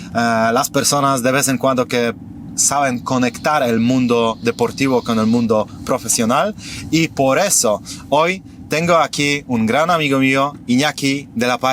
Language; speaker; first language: Spanish; non-native, fluent; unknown